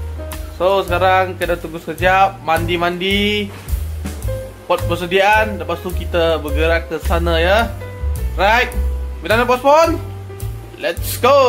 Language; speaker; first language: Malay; non-native, local second language; Chinese